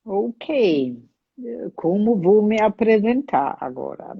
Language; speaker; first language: Portuguese; non-native, fluent; German